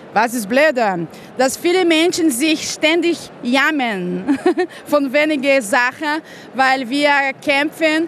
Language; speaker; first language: German; non-native, fluent; Portuguese